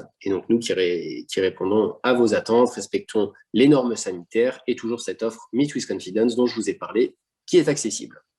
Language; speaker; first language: French; native; French